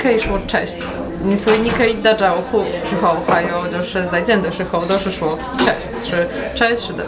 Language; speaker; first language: Chinese; non-native, learner; Polish